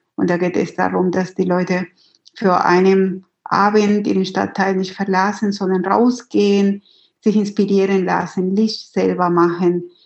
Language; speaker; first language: German; non-native, fluent; Spanish